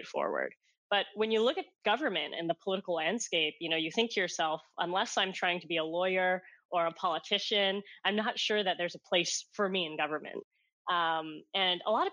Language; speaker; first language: English; non-native, local second language; Cantonese